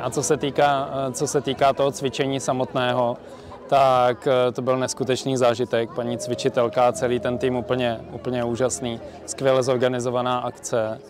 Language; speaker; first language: Czech; native; Czech